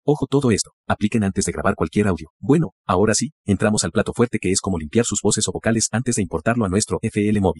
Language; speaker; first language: Spanish; native; Spanish